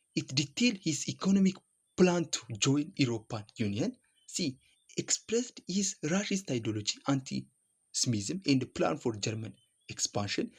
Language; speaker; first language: English; non-native, local second language; Amharic